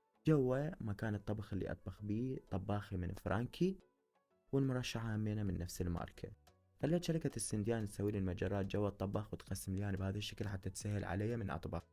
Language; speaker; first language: Arabic; native; Arabic